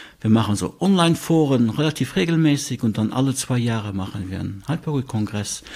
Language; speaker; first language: German; non-native, local second language; Luxembourgish